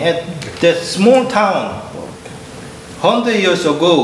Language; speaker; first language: English; non-native, learner; Korean